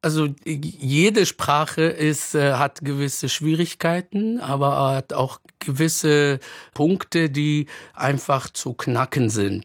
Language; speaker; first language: German; non-native, fluent; Arabic